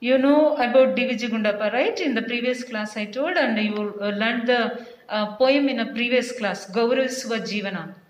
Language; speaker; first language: English; non-native, local second language; Kannada